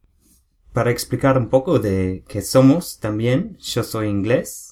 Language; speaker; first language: Spanish; non-native, learner; English